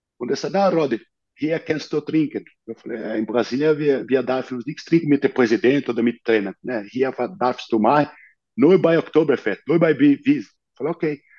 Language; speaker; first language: German; non-native, learner; Portuguese